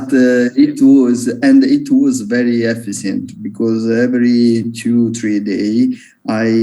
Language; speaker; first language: English; non-native, learner; Italian